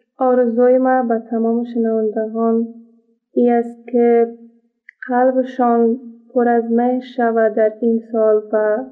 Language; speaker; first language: Persian; native; Persian